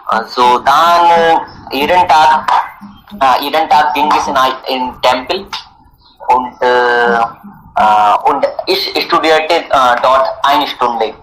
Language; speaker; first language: German; non-native, learner; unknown